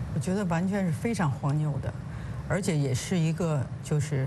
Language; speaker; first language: Chinese; native; Chinese